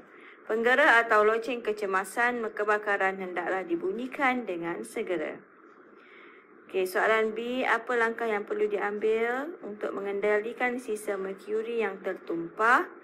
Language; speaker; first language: Malay; native; Malay